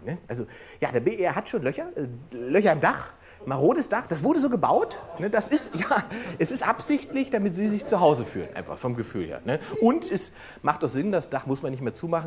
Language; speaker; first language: German; native; German